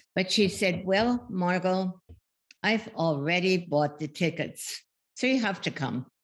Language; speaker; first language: English; early bilingual, other home language; German